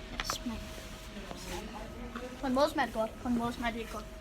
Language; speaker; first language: Danish; native; Danish